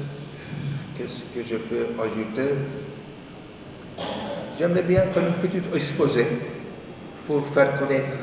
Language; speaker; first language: French; non-native, fluent; Turkish